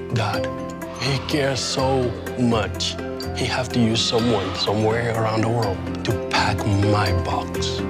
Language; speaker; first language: English; early bilingual, other home language; Wolof